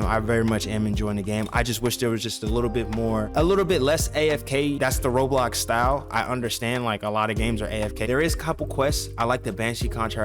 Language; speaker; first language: English; native; English